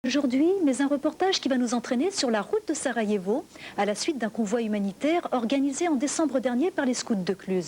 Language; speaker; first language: French; native; French